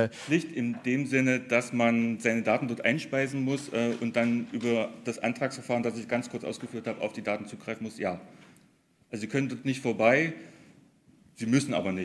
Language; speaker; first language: German; native; German